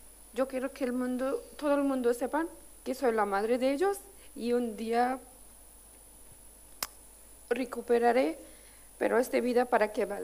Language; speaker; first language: Spanish; non-native, fluent; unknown